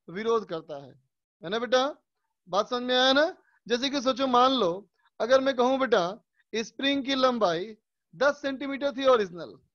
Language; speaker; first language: Hindi; native; Hindi